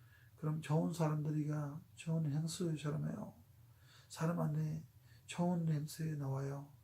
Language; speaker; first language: Korean; non-native, fluent; Urdu